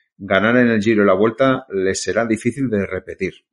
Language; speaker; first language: Spanish; native; Spanish